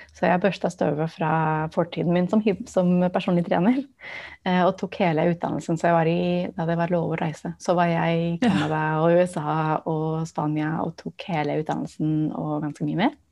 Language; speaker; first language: Norwegian; non-native, fluent; English